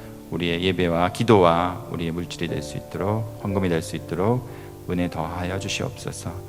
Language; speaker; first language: Korean; native; Korean